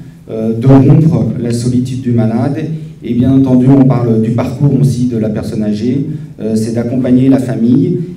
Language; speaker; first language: French; native; French